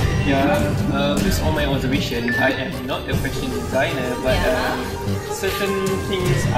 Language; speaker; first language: English; non-native, learner; Malay